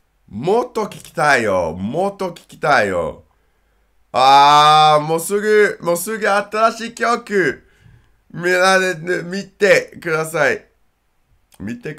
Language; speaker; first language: Japanese; non-native, learner; English